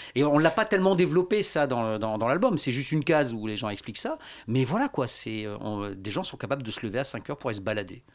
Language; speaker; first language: French; native; French